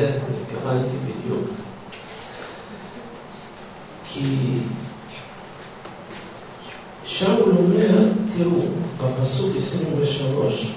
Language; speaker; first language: Hebrew; non-native, fluent; Russian